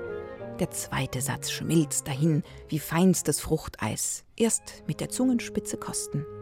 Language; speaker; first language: German; native; German